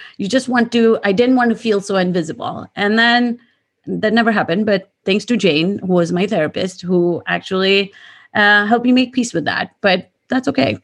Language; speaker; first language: English; non-native, local second language; Gujarati